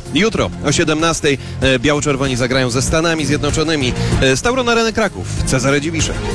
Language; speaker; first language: Polish; native; Polish